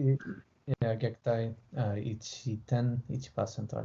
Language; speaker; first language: Japanese; non-native, learner; English